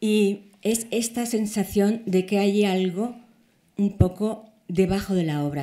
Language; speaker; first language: Spanish; native; Spanish